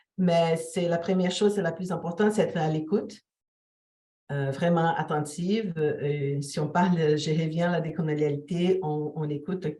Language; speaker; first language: French; non-native, fluent; Portuguese